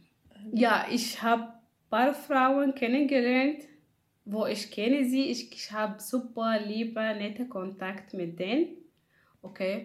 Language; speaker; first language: German; non-native, learner; Arabic